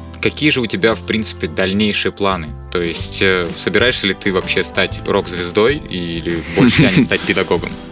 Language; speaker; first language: Russian; native; Russian